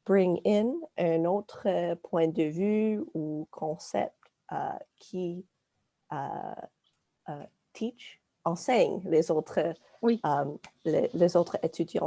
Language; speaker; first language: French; non-native, local second language; English